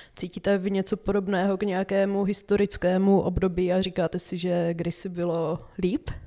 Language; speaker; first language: Czech; native; Czech